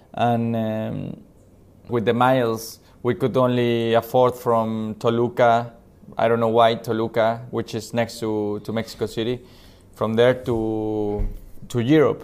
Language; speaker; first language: English; non-native, fluent; Spanish